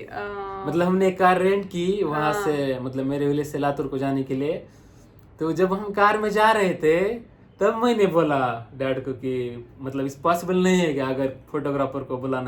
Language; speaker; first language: Hindi; non-native, local second language; Marathi